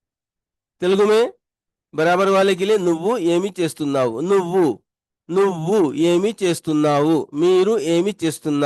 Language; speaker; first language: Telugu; non-native, local second language; Urdu